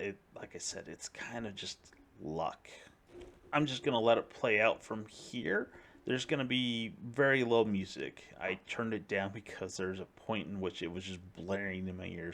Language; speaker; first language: English; native; English